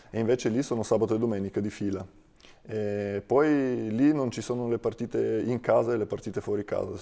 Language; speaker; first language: Italian; non-native, fluent; Bulgarian